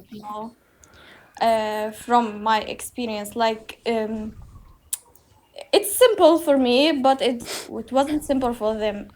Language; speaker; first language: English; non-native, learner; Uzbek